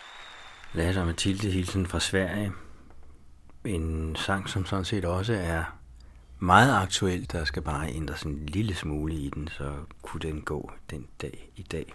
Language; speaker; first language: Danish; native; Danish